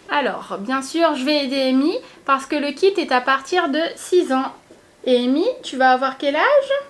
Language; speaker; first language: French; native; French